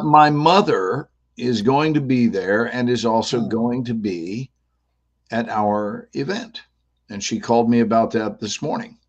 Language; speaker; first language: English; native; English